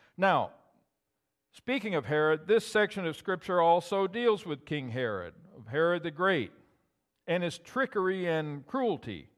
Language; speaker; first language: English; native; English